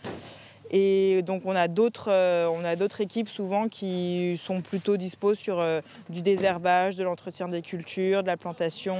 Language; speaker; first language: French; native; French